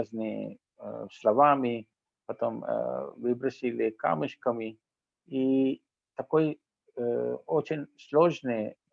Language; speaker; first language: Russian; non-native, fluent; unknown